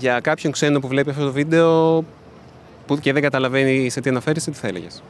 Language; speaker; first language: Greek; native; Greek